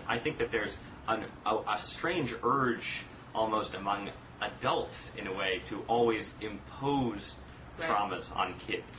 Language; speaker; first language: English; native; English